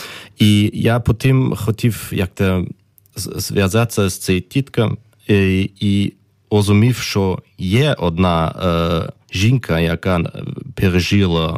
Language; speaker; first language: Ukrainian; non-native, learner; German